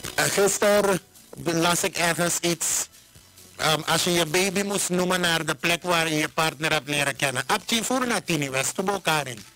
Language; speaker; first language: Dutch; native; Dutch